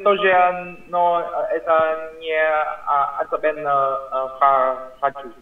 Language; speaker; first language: Russian; non-native, learner; Vietnamese